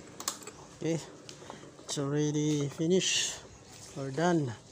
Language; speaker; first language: English; non-native, learner; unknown